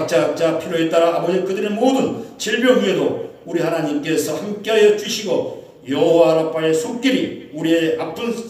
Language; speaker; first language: Korean; native; Korean